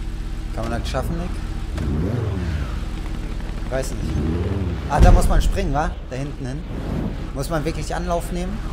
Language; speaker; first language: German; native; German